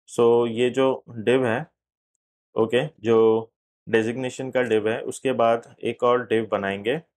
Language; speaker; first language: Hindi; native; Hindi